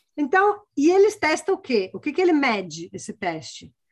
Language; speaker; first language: Portuguese; non-native, fluent; Italian